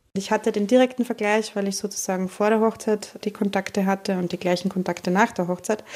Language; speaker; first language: German; native; German